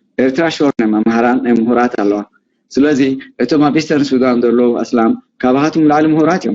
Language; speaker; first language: Tigrinya; non-native, local second language; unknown